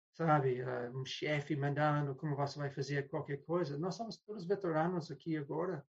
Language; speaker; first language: Portuguese; non-native, fluent; English